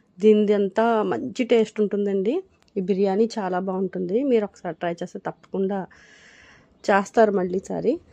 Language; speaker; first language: Telugu; non-native, local second language; Urdu